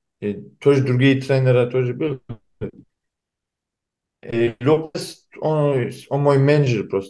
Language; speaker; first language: Russian; early bilingual, heritage; Kumyk